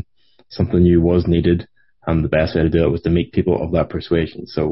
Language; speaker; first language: English; native; English